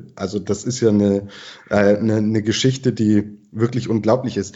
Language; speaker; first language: German; native; German